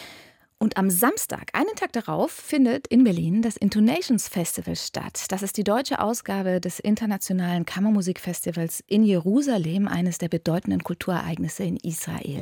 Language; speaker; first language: German; native; German